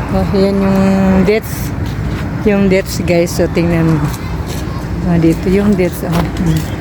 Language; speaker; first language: Filipino; non-native, local second language; Cebuano